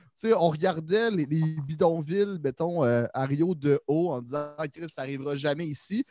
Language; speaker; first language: French; native; French